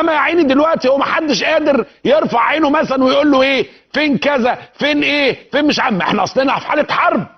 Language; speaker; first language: Arabic; native; Arabic